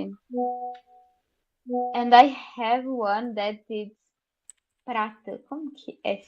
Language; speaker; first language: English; non-native, learner; Portuguese